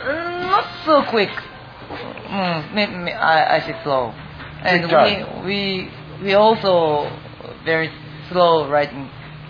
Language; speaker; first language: English; non-native, fluent; Japanese